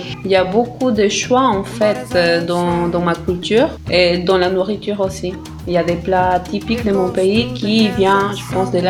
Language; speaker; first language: French; non-native, fluent; Spanish